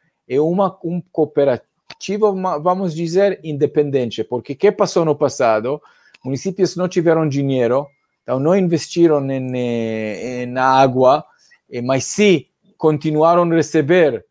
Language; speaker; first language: Portuguese; non-native, fluent; Hebrew